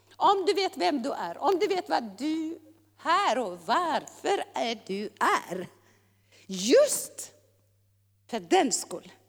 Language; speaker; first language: Swedish; non-native, fluent; Tigrinya